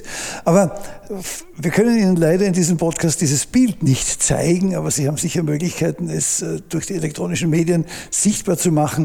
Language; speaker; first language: German; native; German